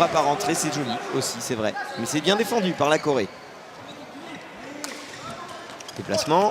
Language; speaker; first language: French; native; French